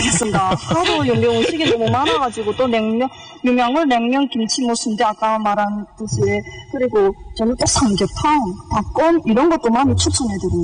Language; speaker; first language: Korean; early bilingual, heritage; Korean